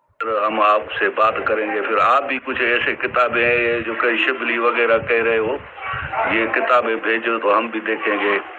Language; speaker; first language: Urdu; non-native, local second language; Sindhi